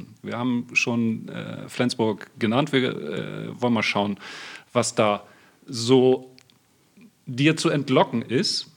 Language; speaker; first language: German; native; German